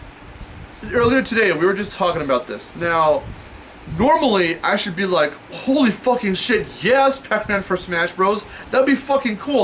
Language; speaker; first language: English; native; English